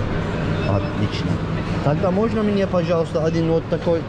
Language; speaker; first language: Russian; non-native, learner; Turkish